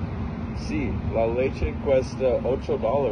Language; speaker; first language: Spanish; non-native, learner; English